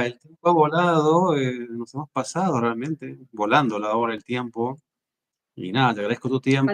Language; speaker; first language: Spanish; native; Spanish